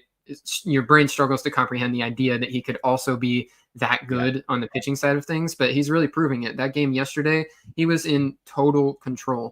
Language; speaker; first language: English; native; English